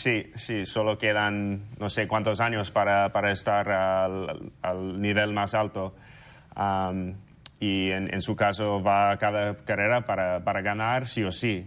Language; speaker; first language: Spanish; non-native, fluent; English